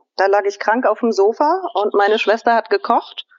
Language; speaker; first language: German; native; German